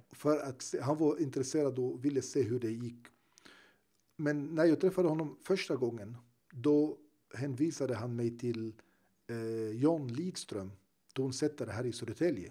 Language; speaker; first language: Swedish; early bilingual, other home language; Turoyo